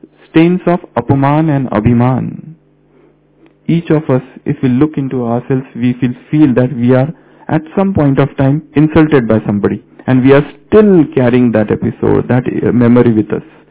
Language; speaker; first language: English; non-native, local second language; Marathi